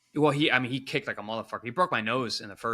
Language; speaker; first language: English; native; English